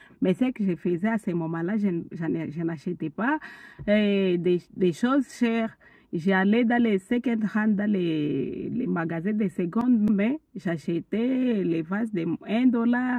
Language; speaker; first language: French; non-native, local second language; Swahili